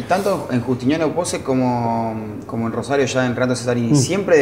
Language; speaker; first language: Spanish; native; Spanish